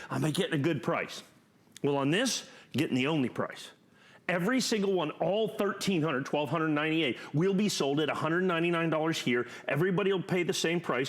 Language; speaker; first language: English; native; English